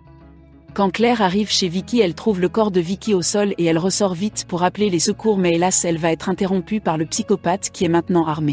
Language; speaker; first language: French; non-native, local second language; Haitian Creole